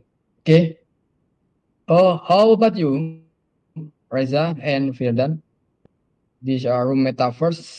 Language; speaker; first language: English; non-native, learner; Indonesian